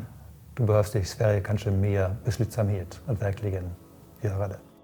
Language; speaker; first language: Swedish; non-native, fluent; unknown